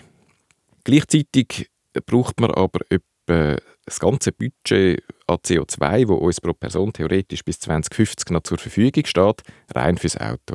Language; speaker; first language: German; native; German